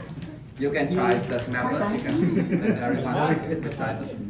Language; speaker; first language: English; non-native, learner; Vietnamese